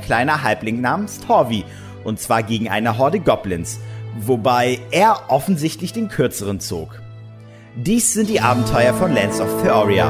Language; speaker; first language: German; native; German